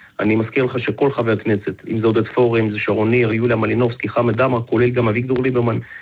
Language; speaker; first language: Hebrew; non-native, fluent; Russian